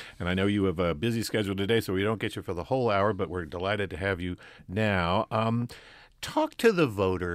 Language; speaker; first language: English; native; English